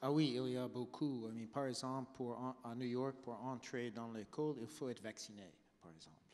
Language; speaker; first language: French; non-native, fluent; English